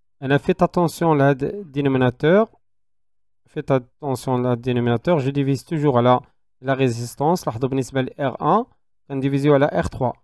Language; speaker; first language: French; non-native, local second language; Arabic